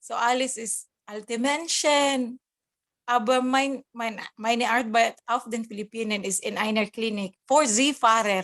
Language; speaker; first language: German; non-native, learner; Cebuano